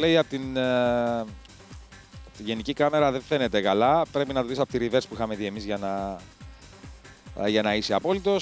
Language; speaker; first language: Greek; native; Greek